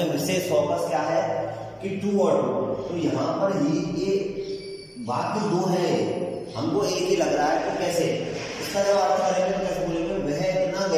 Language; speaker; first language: Hindi; native; Hindi